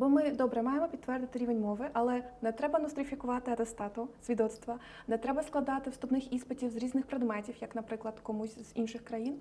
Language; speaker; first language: Ukrainian; native; Ukrainian